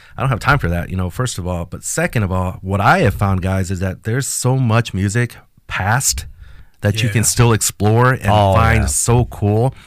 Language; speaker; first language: English; non-native, fluent; Spanish